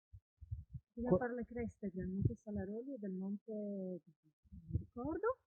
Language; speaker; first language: Italian; native; Italian